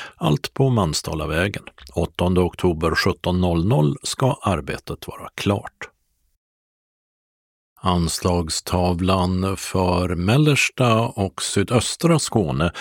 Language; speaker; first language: Swedish; native; Swedish